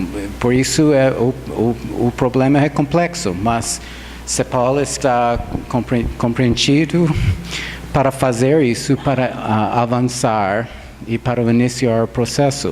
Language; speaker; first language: Portuguese; non-native, fluent; English